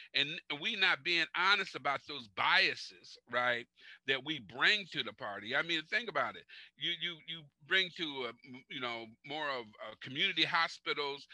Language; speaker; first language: English; native; English